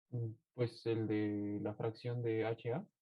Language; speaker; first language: Spanish; native; Spanish